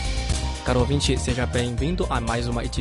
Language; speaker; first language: Portuguese; non-native, fluent; Chinese